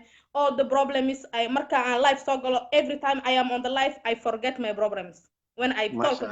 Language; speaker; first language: English; non-native, learner; Somali